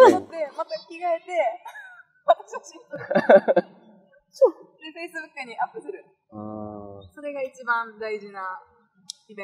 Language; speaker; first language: Japanese; non-native, fluent; Vietnamese